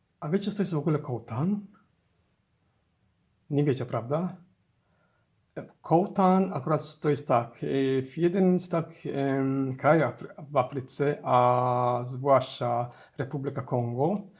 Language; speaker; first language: Polish; non-native, learner; Somali